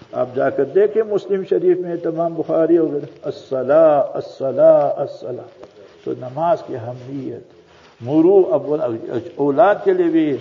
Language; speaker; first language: Urdu; non-native, fluent; Memoni